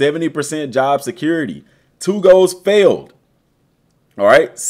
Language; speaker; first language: English; native; English